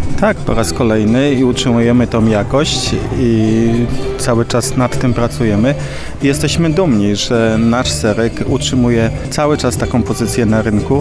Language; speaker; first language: Polish; native; Polish